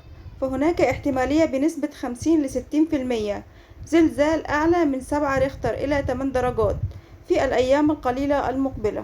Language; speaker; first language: Arabic; native; Arabic